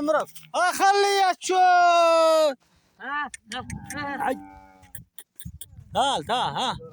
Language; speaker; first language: Arabic; non-native, learner; Saraiki